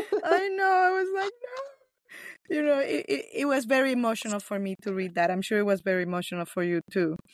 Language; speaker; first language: English; non-native, fluent; Spanish